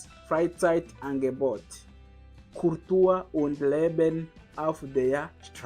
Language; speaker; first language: German; non-native, learner; Kinyarwanda